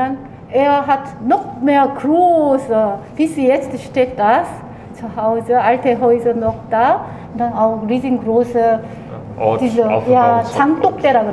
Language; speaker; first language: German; non-native, learner; Korean